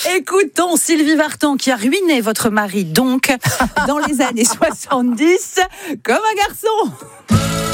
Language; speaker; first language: French; native; French